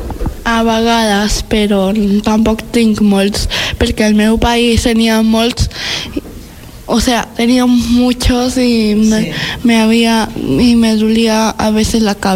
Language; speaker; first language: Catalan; non-native, learner; Spanish